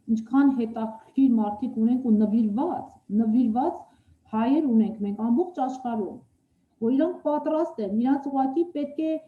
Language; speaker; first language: Armenian; native; Armenian